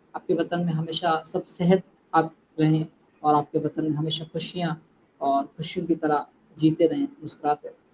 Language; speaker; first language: Urdu; non-native, local second language; Sindhi